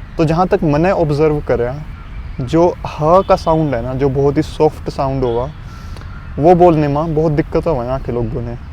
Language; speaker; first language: Hindi; native; Hindi